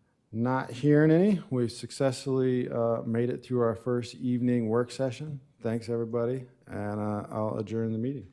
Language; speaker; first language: English; native; English